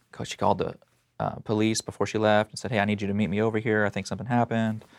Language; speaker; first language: English; native; English